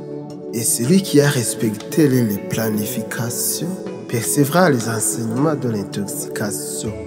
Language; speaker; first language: French; non-native, local second language; Rundi